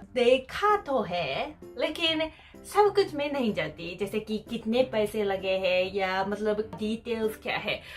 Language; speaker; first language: Hindi; non-native, fluent; Japanese